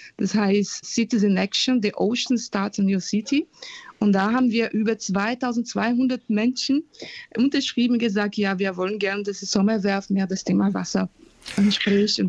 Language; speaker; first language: German; non-native, fluent; Portuguese